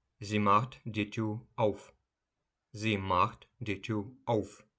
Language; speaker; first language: German; non-native, fluent; Ukrainian